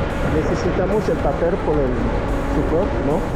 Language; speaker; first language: Spanish; non-native, learner; Haitian Creole